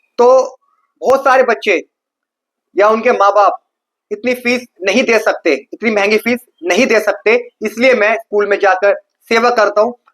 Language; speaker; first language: Hindi; native; Hindi